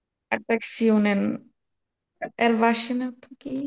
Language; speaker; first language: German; non-native, learner; Bangla